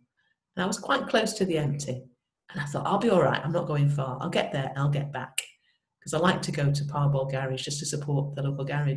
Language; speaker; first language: English; native; English